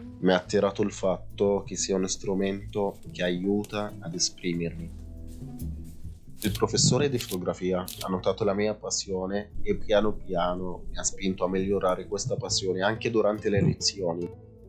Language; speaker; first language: Italian; non-native, fluent; Arabic